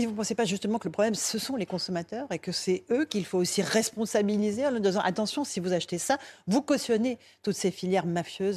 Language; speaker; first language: French; native; French